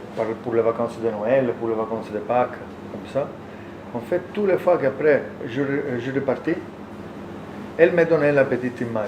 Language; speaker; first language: French; non-native, learner; Italian